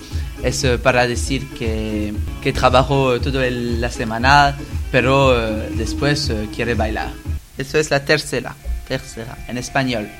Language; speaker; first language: Spanish; non-native, learner; French